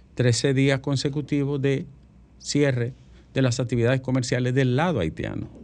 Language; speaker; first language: Spanish; native; Spanish